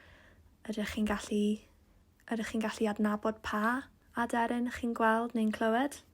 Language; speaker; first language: Welsh; non-native, local second language; English